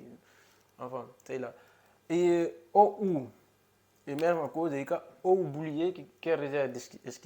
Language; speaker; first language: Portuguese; non-native, local second language; Upper Guinea Crioulo